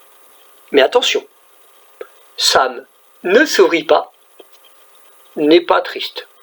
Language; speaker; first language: French; native; French